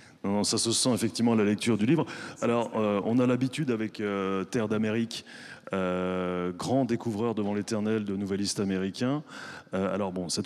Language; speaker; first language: French; native; French